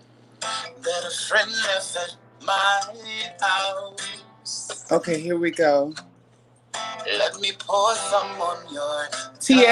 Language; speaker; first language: English; native; English